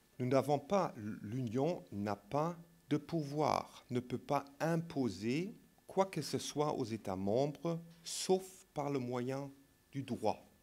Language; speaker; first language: French; non-native, fluent; German